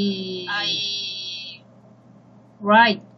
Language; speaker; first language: English; non-native, learner; Spanish